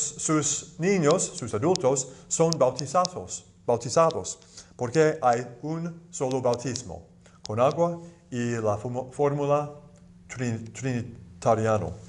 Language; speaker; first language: Spanish; non-native, fluent; English